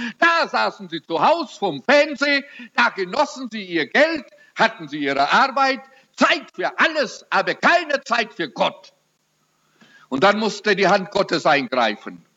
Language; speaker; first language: German; early bilingual, heritage; German